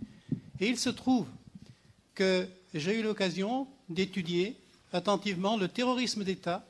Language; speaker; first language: French; native; French